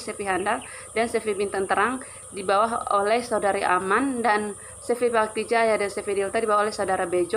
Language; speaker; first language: Indonesian; native; Indonesian